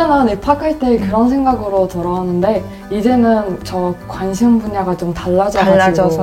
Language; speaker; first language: Korean; non-native, fluent; Mongolian